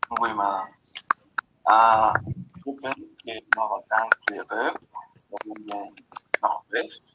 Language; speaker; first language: French; non-native, learner; Spanish